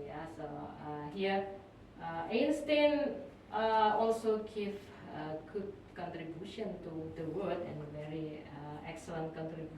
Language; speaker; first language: English; non-native, fluent; Indonesian